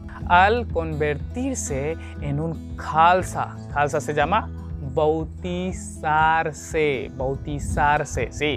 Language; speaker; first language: Spanish; non-native, learner; Hindi